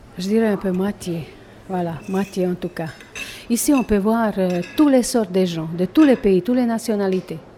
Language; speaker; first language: French; non-native, fluent; Bosnian